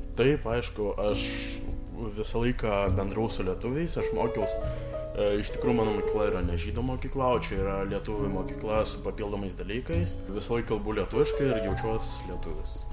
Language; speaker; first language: Lithuanian; early bilingual, other home language; Russian